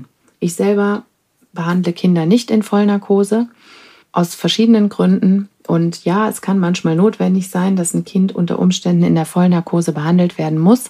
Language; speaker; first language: German; native; German